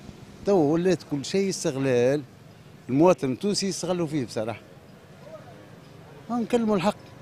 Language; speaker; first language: Arabic; native; Arabic